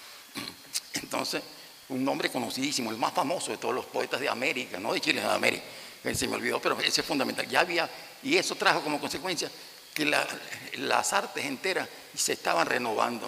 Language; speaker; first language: Spanish; native; Spanish